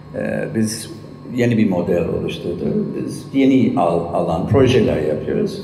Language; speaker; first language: Turkish; non-native, fluent; English